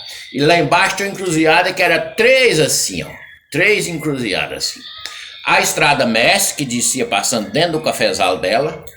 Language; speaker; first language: Portuguese; native; Portuguese